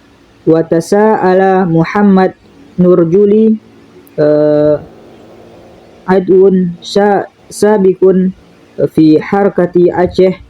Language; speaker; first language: Arabic; non-native, learner; Indonesian